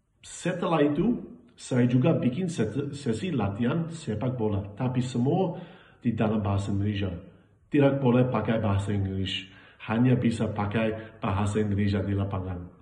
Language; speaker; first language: Indonesian; non-native, fluent; English